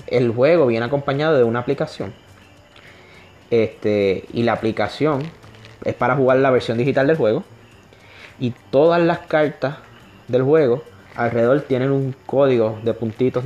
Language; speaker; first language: Spanish; native; Spanish